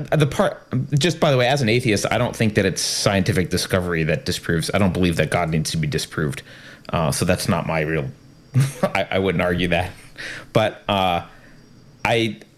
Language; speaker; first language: English; native; English